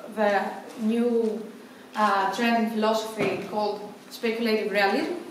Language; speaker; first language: English; non-native, fluent; Greek